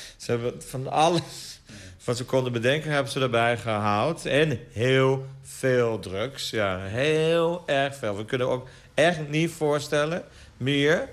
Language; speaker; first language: Dutch; non-native, fluent; Portuguese